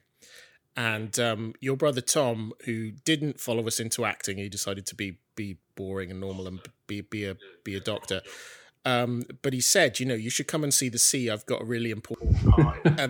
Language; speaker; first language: English; native; English